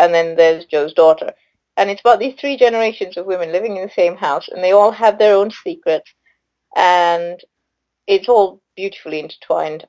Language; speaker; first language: English; non-native, local second language; Sinhala